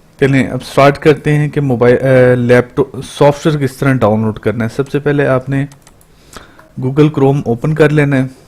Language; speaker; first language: Urdu; non-native, local second language; Punjabi